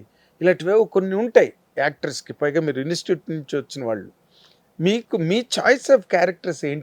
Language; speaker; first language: Telugu; native; Telugu